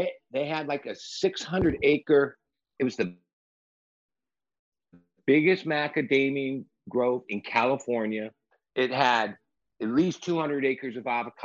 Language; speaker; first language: English; native; English